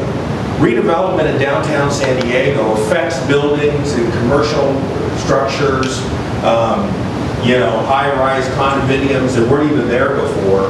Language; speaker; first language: English; native; English